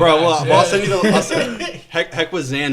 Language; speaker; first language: English; native; English